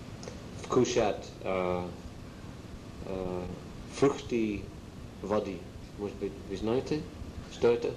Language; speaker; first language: Russian; non-native, learner; English